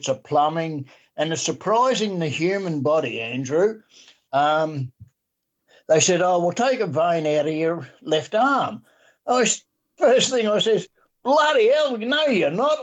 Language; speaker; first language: English; native; English